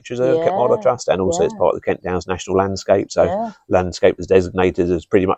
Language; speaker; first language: English; native; English